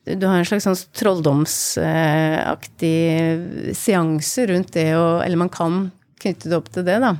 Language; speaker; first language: Norwegian; native; Norwegian